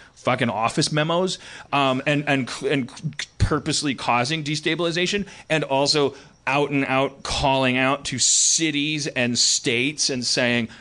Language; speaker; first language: English; native; English